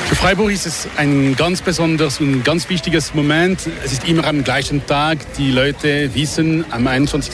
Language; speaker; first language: German; non-native, local second language; French